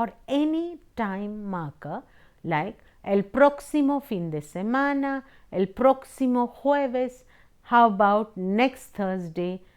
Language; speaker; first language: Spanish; non-native, fluent; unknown